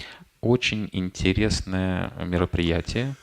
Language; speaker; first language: Russian; native; Russian